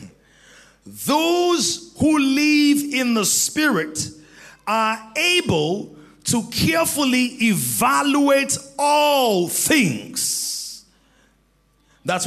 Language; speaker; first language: English; non-native, local second language; Yoruba